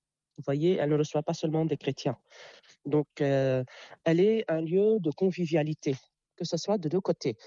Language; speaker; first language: French; non-native, local second language; Arabic